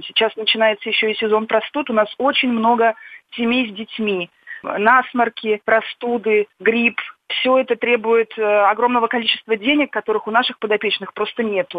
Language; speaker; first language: Russian; native; Russian